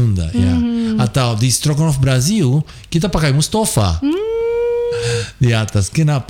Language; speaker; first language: Indonesian; non-native, fluent; Portuguese